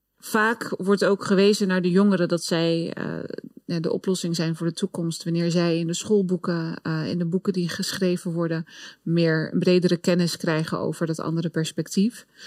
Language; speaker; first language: Dutch; early bilingual, other home language; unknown